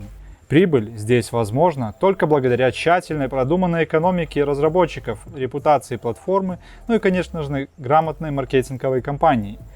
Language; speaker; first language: Russian; native; Russian